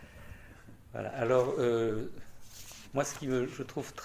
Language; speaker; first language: French; native; French